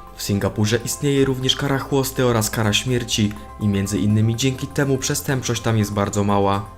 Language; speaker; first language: Polish; native; Polish